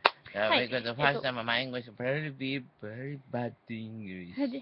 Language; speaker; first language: English; non-native, learner; Japanese